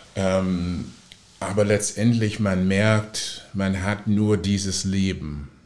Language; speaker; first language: German; non-native, fluent; English